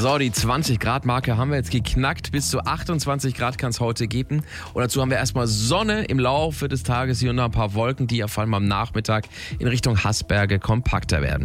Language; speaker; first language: German; native; German